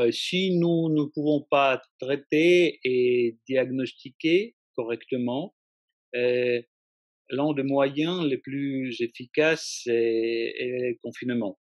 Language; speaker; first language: French; non-native, fluent; Russian